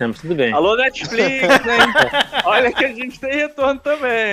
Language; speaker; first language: Portuguese; native; Portuguese